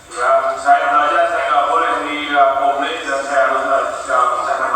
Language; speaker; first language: Indonesian; non-native, learner; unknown